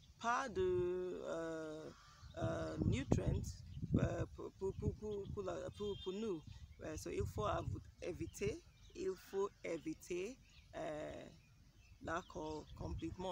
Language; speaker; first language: French; non-native, learner; English